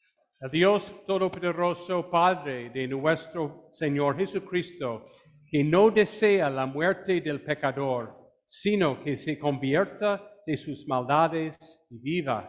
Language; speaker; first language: Spanish; non-native, fluent; English